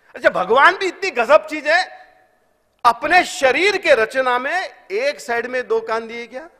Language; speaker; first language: Hindi; non-native, local second language; Marathi